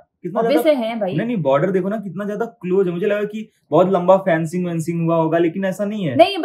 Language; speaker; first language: Hindi; native; Hindi